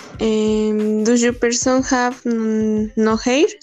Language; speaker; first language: English; non-native, learner; Spanish